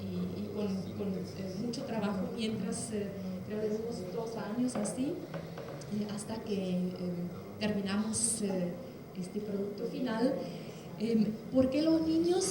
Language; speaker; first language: Spanish; non-native, fluent; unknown